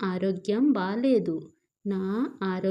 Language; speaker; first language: Telugu; non-native, fluent; Odia